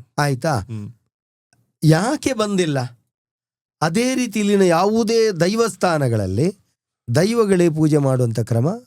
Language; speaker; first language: Kannada; non-native, local second language; Tulu